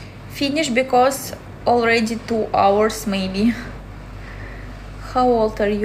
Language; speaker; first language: English; non-native, learner; Russian